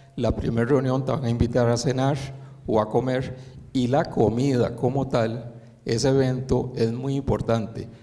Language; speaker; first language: Spanish; early bilingual, other home language; Chinese